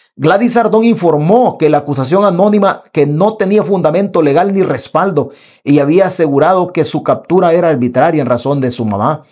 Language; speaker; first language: Spanish; native; Spanish